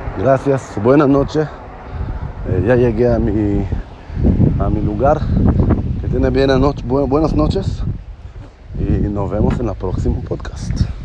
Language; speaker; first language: Spanish; non-native, fluent; Hebrew